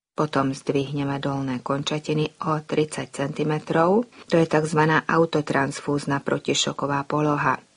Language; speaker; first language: Slovak; early bilingual, heritage; Slovak